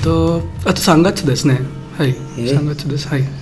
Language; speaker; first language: Japanese; non-native, learner; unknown